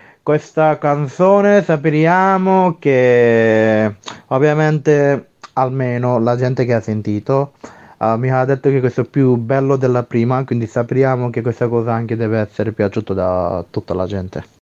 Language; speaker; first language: Italian; non-native, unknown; Bangla